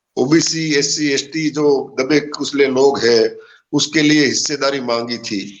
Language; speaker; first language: Hindi; non-native, local second language; Gujarati